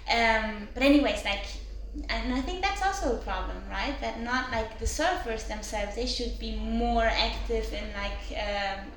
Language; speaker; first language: English; non-native, fluent; German